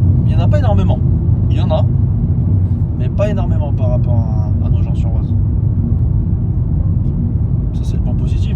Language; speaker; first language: French; native; French